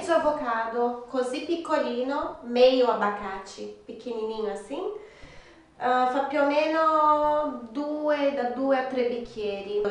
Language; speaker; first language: Italian; non-native, fluent; Portuguese